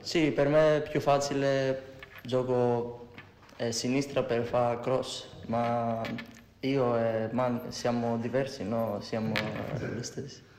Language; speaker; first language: Italian; non-native, learner; Greek